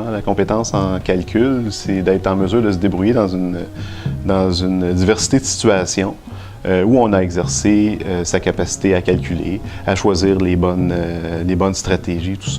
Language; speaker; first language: French; native; French